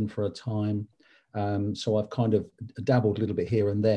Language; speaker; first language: English; native; English